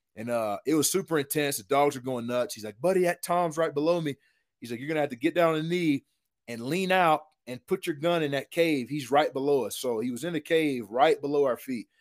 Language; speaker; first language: English; native; English